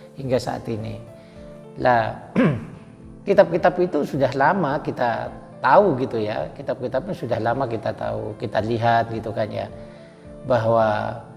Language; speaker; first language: Indonesian; non-native, local second language; Madurese